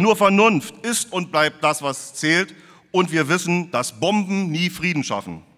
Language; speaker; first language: German; native; German